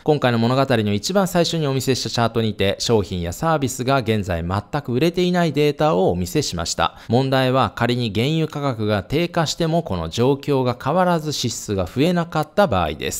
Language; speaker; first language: Japanese; native; Japanese